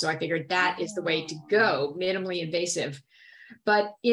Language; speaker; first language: English; native; English